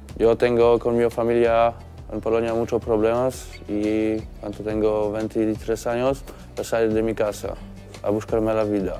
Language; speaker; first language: Spanish; non-native, learner; Polish